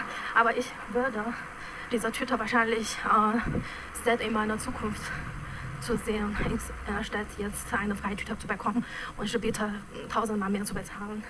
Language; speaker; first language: German; non-native, fluent; Chinese